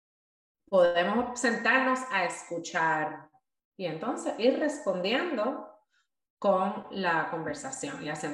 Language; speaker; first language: Spanish; native; Spanish